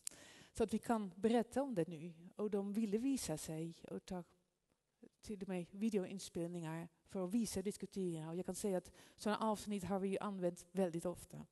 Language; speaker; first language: Swedish; non-native, fluent; Dutch